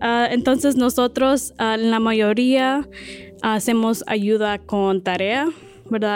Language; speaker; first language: Spanish; early bilingual, heritage; Spanish